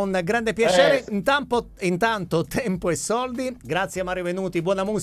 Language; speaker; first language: Italian; native; Italian